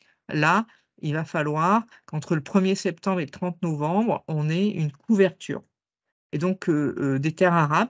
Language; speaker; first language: French; native; French